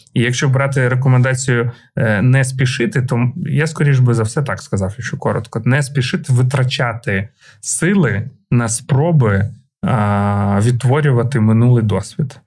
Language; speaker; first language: Ukrainian; non-native, local second language; Russian